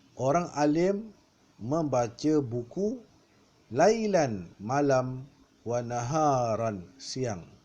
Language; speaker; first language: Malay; native; Malay